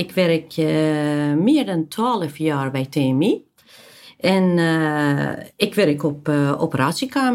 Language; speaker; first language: Dutch; non-native, fluent; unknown